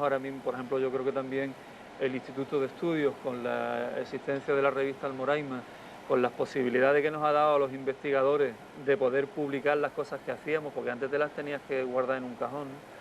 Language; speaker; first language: Spanish; native; Spanish